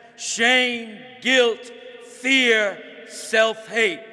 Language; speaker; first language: English; native; English